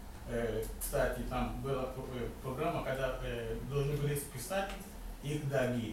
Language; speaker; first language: Russian; non-native, fluent; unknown